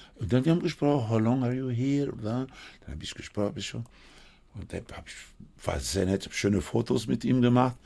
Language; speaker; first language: German; non-native, fluent; Spanish